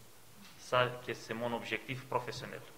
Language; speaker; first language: French; non-native, fluent; Romanian